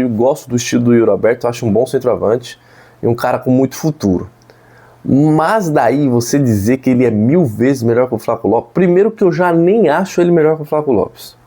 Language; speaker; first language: Portuguese; native; Portuguese